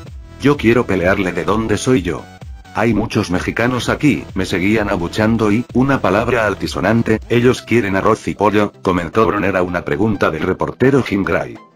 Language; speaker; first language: Spanish; native; Spanish